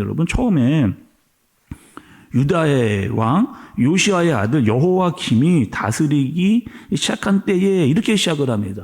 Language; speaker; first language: Korean; native; Korean